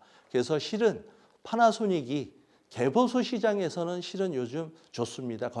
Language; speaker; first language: Korean; native; Korean